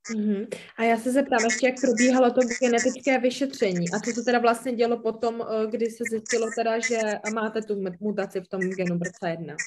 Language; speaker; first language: Czech; native; Czech